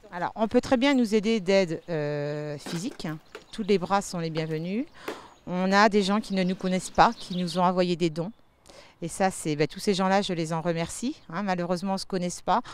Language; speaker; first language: French; native; French